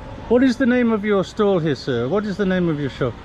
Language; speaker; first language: English; native; English